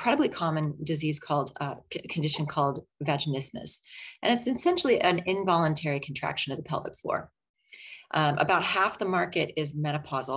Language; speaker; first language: English; native; English